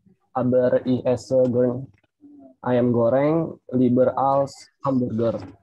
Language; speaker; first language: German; non-native, learner; Indonesian